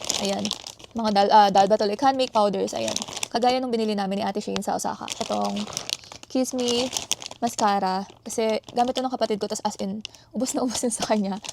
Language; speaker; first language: Filipino; native; Filipino